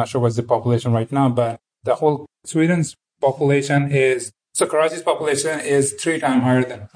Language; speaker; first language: English; non-native, local second language; Urdu